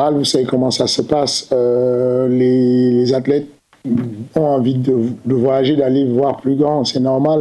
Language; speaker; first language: French; native; French